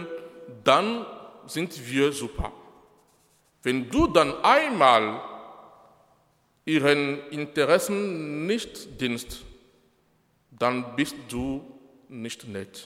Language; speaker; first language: German; non-native, fluent; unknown